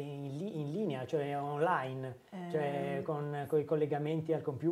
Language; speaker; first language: Italian; native; Italian